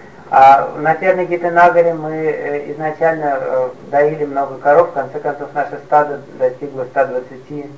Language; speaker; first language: Russian; native; Russian